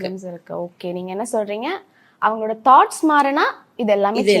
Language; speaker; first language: Tamil; native; Tamil